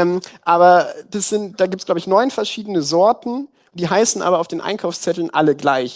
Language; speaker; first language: German; native; German